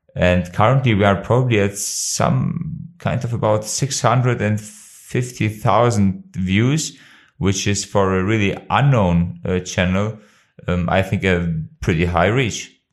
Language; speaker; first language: English; non-native, fluent; Albanian